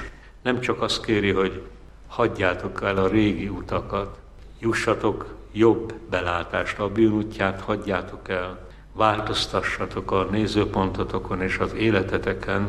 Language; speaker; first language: Hungarian; native; Hungarian